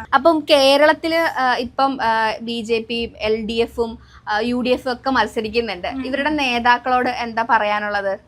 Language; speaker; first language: Malayalam; native; Malayalam